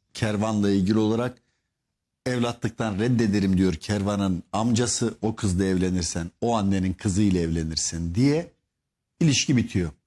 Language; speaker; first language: Turkish; native; Turkish